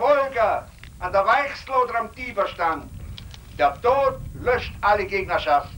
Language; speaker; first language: German; native; German